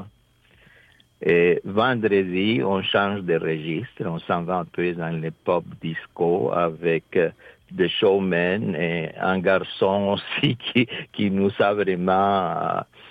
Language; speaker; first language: French; non-native, fluent; Spanish